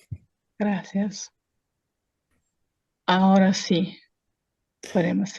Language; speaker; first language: Spanish; non-native, fluent; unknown